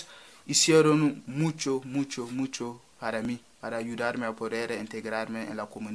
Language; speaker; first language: Spanish; non-native, fluent; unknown